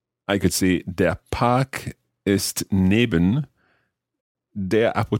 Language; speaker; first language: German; non-native, learner; English